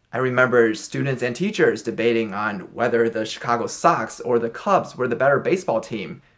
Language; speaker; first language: English; early bilingual, other home language; Chinese